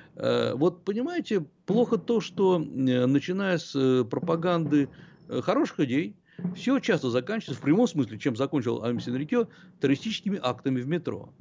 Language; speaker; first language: Russian; native; Russian